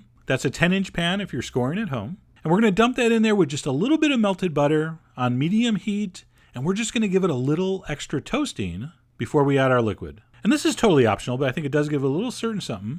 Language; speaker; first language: English; native; English